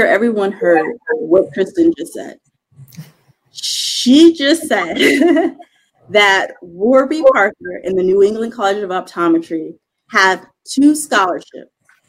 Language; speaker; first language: English; native; English